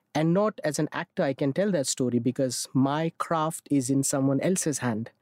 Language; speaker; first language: English; non-native, local second language; Marathi